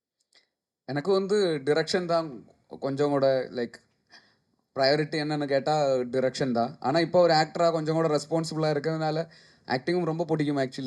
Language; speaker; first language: Tamil; non-native, learner; Malayalam